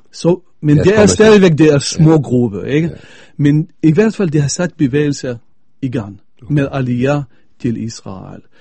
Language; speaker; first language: Danish; non-native, fluent; Arabic